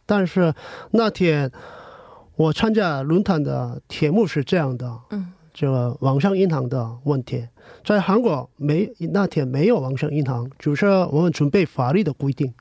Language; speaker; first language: Chinese; non-native, learner; Korean